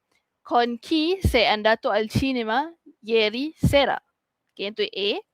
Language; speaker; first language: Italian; non-native, fluent; Malay